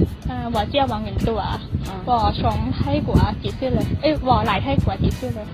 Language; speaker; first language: Chinese; non-native, learner; Thai